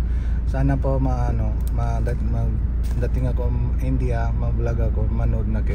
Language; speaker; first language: Filipino; non-native, learner; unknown